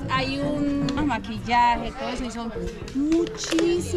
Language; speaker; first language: Spanish; native; Spanish